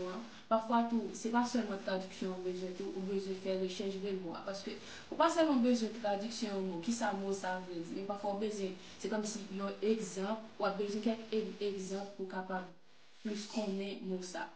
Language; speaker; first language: French; non-native, local second language; Haitian Creole